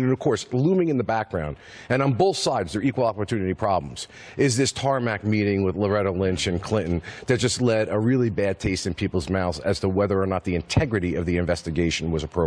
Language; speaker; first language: English; native; English